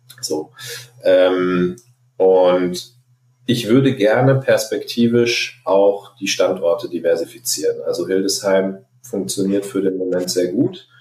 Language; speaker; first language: German; non-native, fluent; Arabic